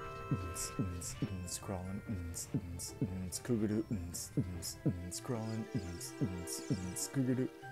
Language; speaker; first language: Japanese; non-native, learner; English